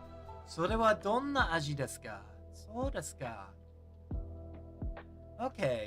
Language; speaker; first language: Japanese; non-native, learner; English